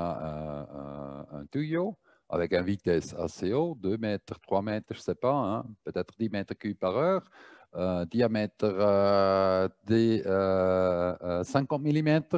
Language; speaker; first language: French; non-native, fluent; German